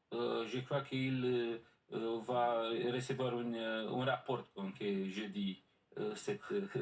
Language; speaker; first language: French; non-native, learner; Romanian